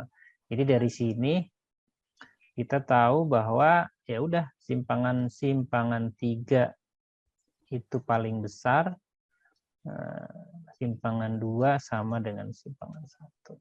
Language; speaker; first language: Indonesian; native; Indonesian